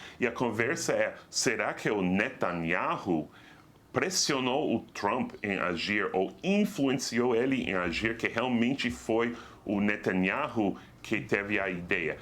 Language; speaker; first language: Portuguese; non-native, fluent; English